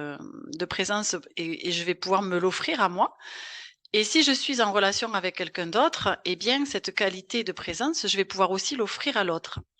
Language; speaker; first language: French; native; French